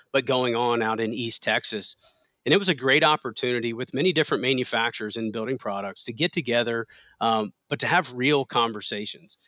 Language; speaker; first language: English; native; English